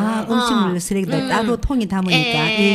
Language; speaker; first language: Korean; native; Korean